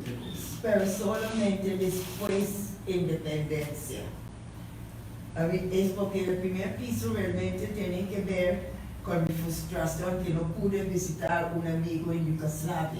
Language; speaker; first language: Spanish; non-native, fluent; English